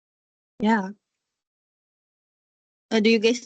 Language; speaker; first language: English; non-native, learner; Indonesian